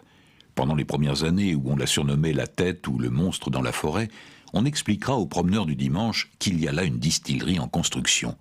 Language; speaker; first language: French; native; French